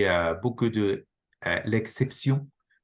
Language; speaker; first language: French; non-native, learner; Japanese